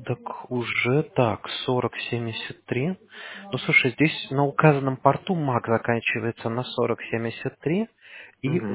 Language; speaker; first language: Russian; native; Russian